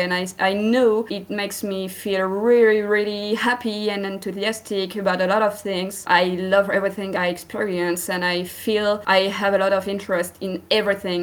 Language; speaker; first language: English; non-native, fluent; French